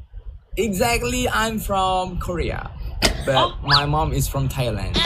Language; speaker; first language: English; non-native, learner; Indonesian